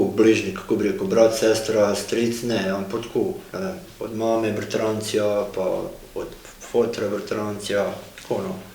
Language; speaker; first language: Slovenian; early bilingual, other home language; Bosnian